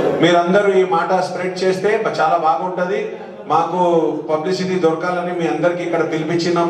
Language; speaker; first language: Telugu; non-native, local second language; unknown